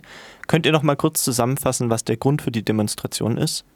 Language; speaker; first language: German; native; German